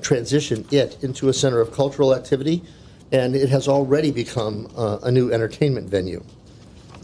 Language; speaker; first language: English; native; English